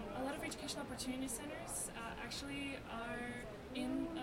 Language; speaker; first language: English; non-native, fluent; Russian